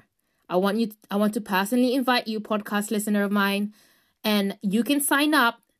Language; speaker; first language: English; native; English